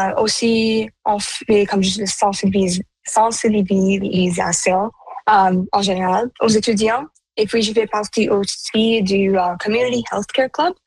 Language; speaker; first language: French; non-native, local second language; Punjabi